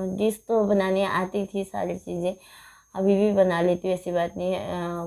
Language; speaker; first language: Hindi; non-native, local second language; Nepali